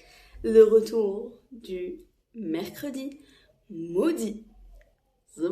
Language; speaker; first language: French; non-native, local second language; Arabic